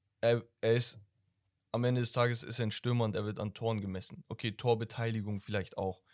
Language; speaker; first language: German; early bilingual, other home language; Turkish